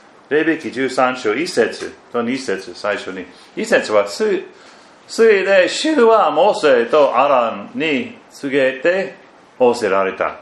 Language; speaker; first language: Japanese; non-native, fluent; German